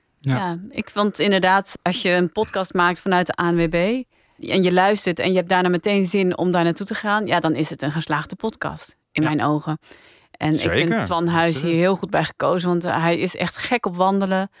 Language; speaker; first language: Dutch; native; Dutch